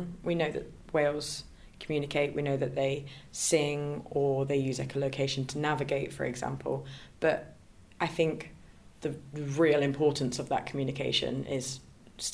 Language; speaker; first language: English; native; English